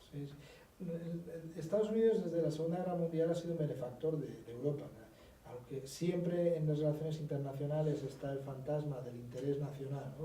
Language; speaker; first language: Spanish; native; Spanish